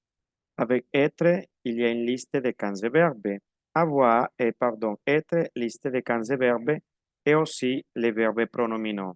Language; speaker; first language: French; non-native, fluent; Spanish